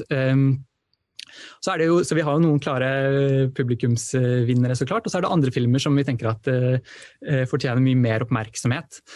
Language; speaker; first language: Norwegian; native; Norwegian